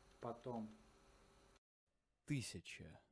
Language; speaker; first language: Russian; non-native, learner; English